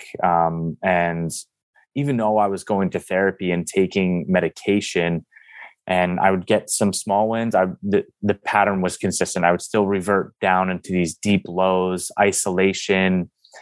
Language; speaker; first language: English; native; English